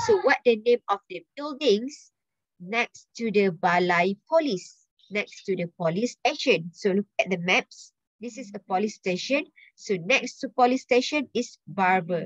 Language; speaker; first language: English; non-native, local second language; Malay